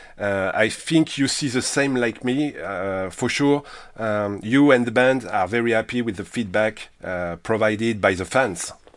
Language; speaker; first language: English; non-native, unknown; French